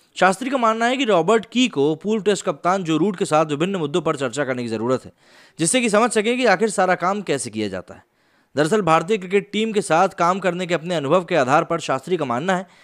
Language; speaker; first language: Hindi; native; Hindi